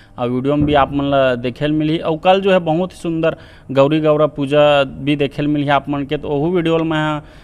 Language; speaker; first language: Hindi; native; Hindi